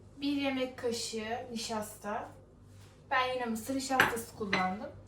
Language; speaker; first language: Turkish; native; Turkish